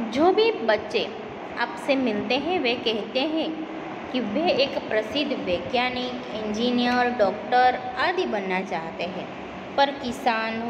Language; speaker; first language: Hindi; non-native, local second language; Gujarati